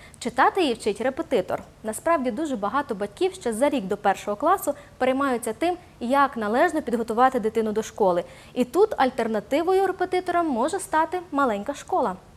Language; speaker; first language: Ukrainian; native; Ukrainian